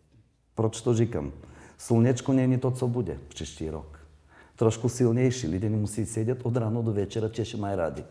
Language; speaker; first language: Czech; non-native, learner; Bulgarian